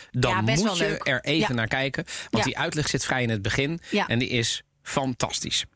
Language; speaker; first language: Dutch; early bilingual, other home language; Italian